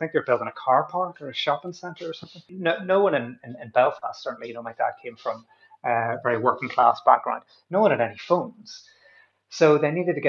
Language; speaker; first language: English; native; English